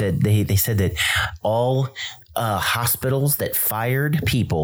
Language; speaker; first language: English; native; English